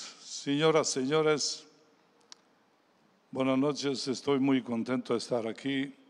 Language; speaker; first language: Spanish; non-native, learner; Serbian